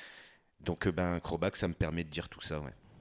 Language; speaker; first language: French; native; French